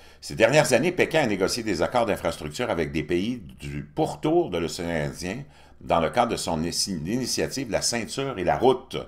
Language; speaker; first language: French; native; French